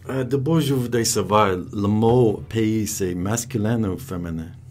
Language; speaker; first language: French; non-native, learner; English